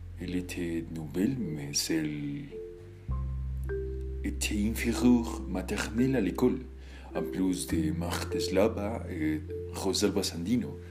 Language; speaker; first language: French; non-native, learner; Spanish